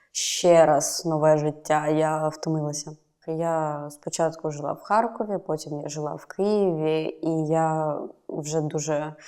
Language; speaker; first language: Ukrainian; native; Ukrainian